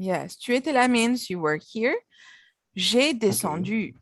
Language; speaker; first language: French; non-native, fluent; Filipino